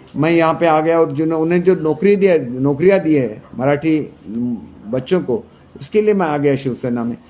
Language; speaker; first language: Hindi; non-native, local second language; Marathi